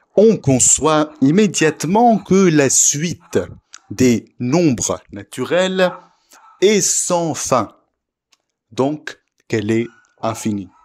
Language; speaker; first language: French; non-native, local second language; Arabic